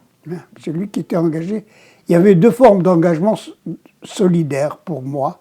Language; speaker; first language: French; non-native, local second language; Arabic